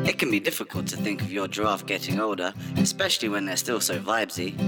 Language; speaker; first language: English; native; English